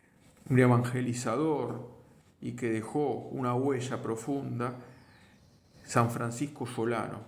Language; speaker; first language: Spanish; native; Spanish